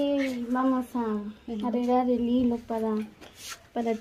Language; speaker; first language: Spanish; non-native, local second language; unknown